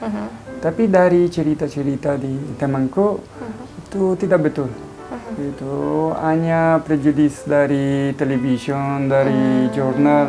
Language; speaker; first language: Indonesian; non-native, learner; Italian